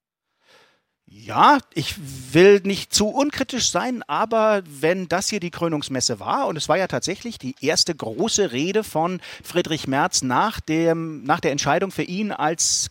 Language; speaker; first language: German; native; German